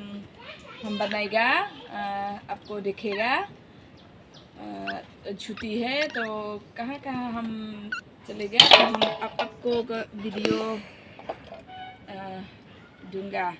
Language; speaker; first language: Hindi; non-native, local second language; Khasi